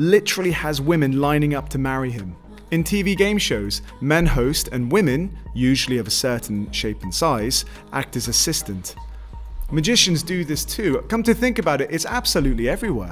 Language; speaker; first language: English; native; English